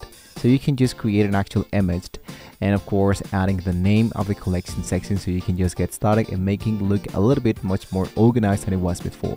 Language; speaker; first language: English; non-native, fluent; Spanish